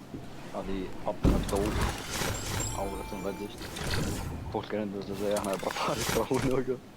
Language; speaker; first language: Icelandic; native; Icelandic